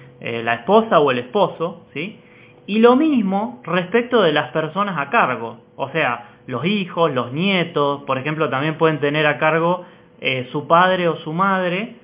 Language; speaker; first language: Spanish; native; Spanish